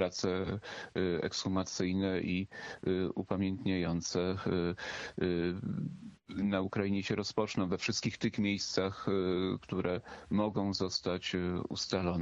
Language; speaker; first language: Polish; native; Polish